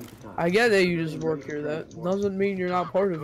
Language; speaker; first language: English; native; English